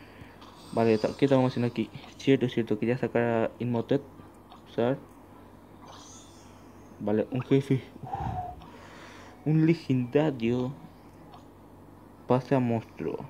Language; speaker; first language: Spanish; native; Spanish